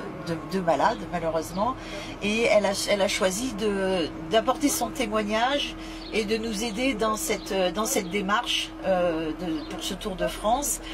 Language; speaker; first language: French; native; French